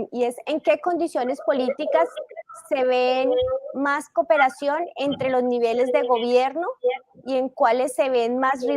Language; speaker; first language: Spanish; native; Spanish